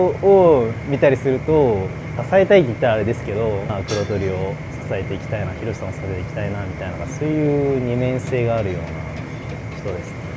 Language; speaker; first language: Japanese; native; Japanese